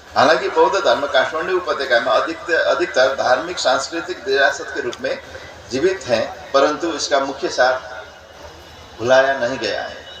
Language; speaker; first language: Hindi; non-native, fluent; Newari